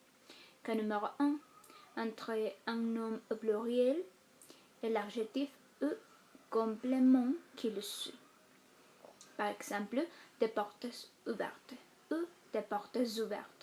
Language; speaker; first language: French; non-native, fluent; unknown